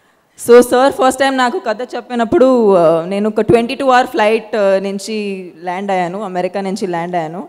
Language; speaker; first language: Telugu; non-native, fluent; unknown